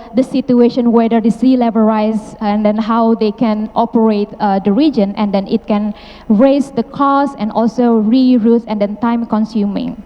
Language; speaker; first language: English; non-native, fluent; Indonesian